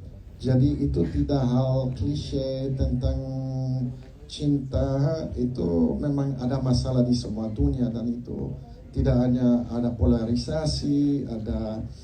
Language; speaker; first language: Indonesian; non-native, fluent; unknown